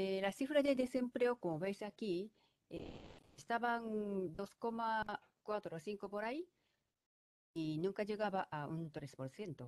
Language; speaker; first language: Spanish; non-native, fluent; Japanese